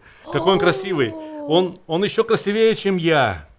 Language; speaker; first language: Russian; native; Russian